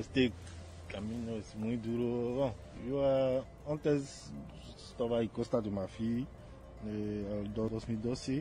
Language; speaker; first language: Spanish; non-native, learner; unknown